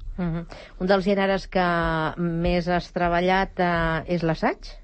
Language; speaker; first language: Catalan; native; Catalan